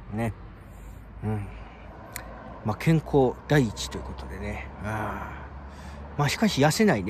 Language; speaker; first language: Japanese; native; Japanese